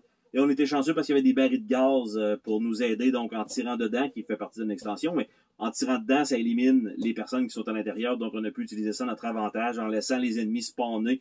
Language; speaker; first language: French; native; French